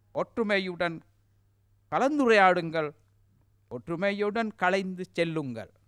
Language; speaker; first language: Tamil; non-native, local second language; Sinhala